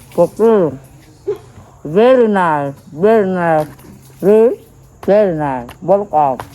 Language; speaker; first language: English; non-native, learner; Turkish